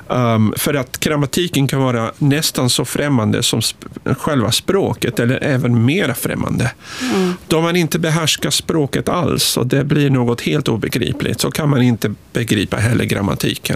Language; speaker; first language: Swedish; non-native, fluent; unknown